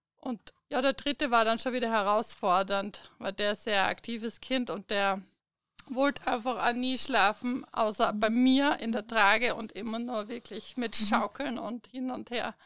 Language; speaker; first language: German; native; German